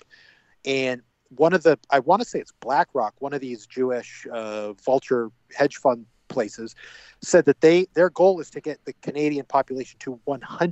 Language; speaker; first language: English; native; English